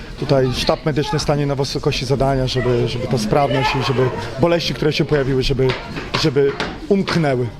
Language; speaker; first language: Polish; native; Polish